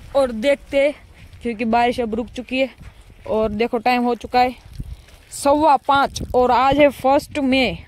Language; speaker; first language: Hindi; non-native, local second language; Gujarati